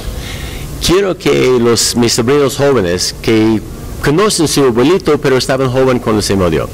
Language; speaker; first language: Spanish; non-native, learner; English